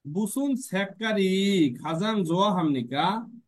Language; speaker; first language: Korean; non-native, learner; Bangla